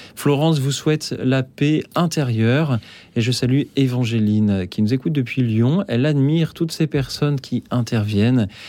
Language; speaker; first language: French; native; French